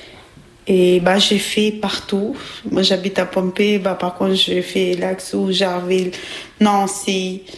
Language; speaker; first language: French; non-native, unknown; Albanian